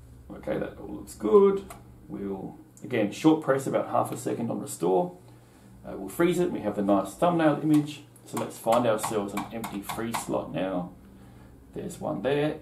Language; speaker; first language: English; native; English